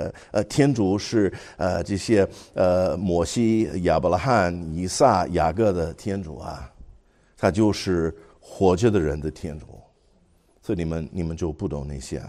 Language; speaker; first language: Chinese; non-native, fluent; English